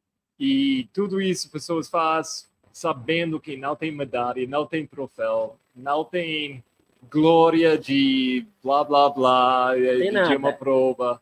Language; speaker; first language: Portuguese; non-native, fluent; English